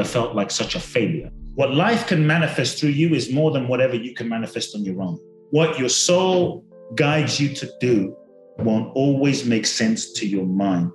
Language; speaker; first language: English; native; English